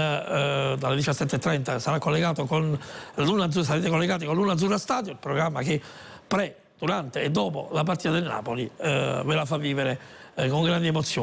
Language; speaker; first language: Italian; native; Italian